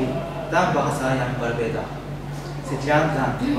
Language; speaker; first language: Indonesian; non-native, learner; Japanese